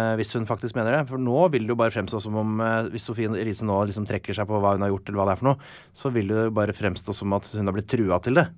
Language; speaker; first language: Norwegian; native; Norwegian